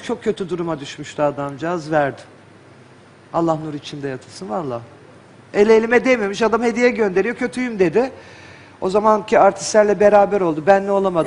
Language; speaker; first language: Turkish; native; Turkish